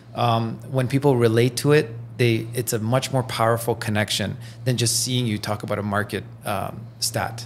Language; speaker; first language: English; non-native, fluent; French